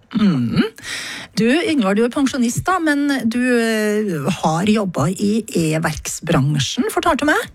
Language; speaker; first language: Norwegian; native; Norwegian